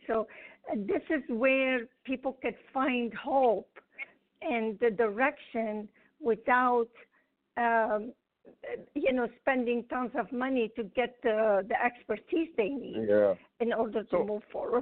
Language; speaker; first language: English; non-native, fluent; Arabic